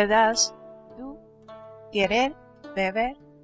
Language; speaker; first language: Spanish; non-native, fluent; Chinese